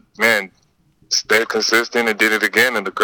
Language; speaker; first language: English; native; English